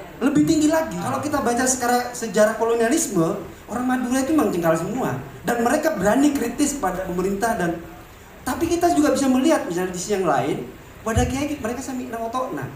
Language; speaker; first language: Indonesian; non-native, local second language; Madurese